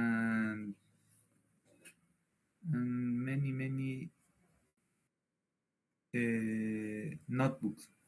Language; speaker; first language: English; non-native, learner; Spanish